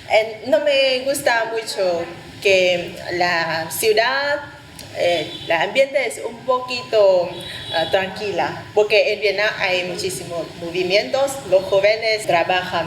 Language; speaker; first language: Spanish; non-native, fluent; Vietnamese